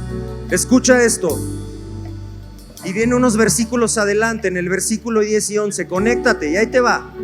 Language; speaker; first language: Spanish; native; Spanish